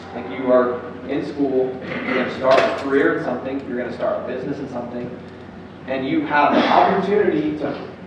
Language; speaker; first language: English; native; English